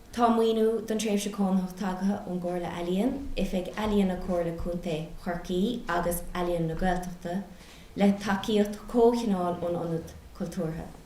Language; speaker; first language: Irish; non-native, local second language; English